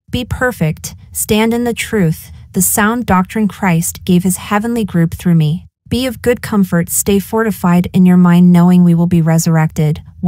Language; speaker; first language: English; native; English